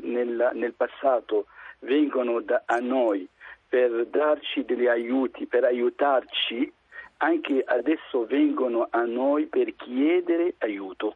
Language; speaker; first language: Italian; non-native, fluent; Arabic